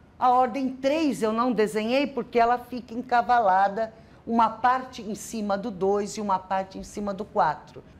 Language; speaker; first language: Portuguese; native; Portuguese